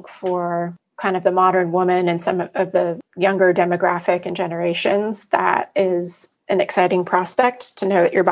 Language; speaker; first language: English; native; English